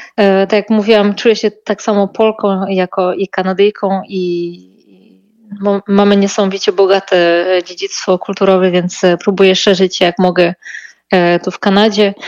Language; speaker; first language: Polish; early bilingual, heritage; Polish